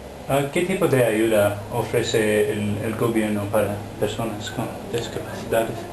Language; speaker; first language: Spanish; non-native, fluent; English